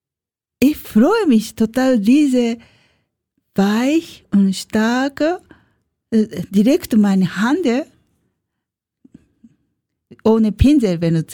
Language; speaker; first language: German; non-native, learner; Japanese